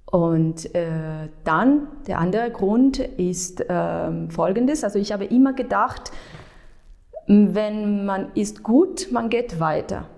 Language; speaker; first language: German; non-native, fluent; Italian